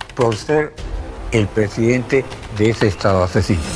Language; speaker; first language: Spanish; native; Spanish